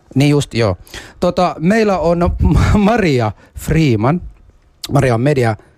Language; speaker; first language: Finnish; early bilingual, other home language; Somali